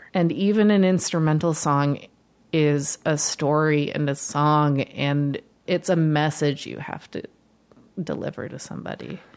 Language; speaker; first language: English; native; English